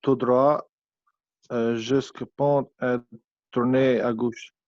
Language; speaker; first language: French; non-native, learner; Albanian